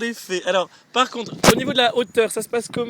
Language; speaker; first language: French; native; French